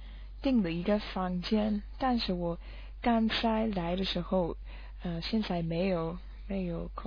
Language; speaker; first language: Chinese; non-native, learner; English